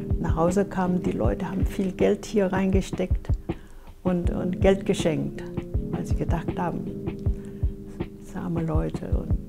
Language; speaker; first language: German; non-native, fluent; Korean